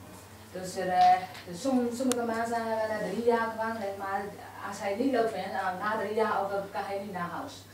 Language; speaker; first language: Dutch; non-native, learner; Burmese